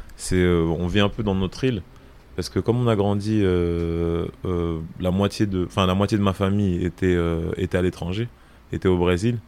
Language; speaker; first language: French; native; French